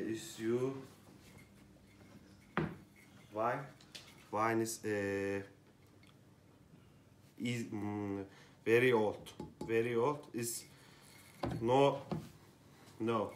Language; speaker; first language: English; non-native, learner; Turkish